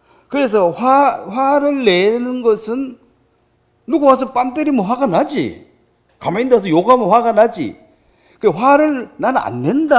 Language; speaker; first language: Korean; native; Korean